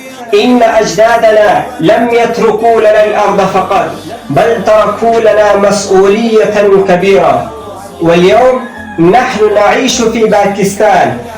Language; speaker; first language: Arabic; non-native, learner; Urdu